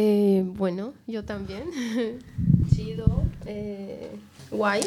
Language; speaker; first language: Spanish; native; Spanish